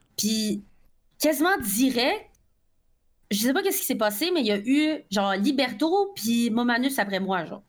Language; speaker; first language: French; native; French